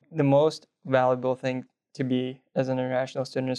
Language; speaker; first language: English; non-native, fluent; Russian